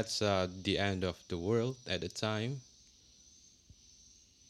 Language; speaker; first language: English; non-native, fluent; Indonesian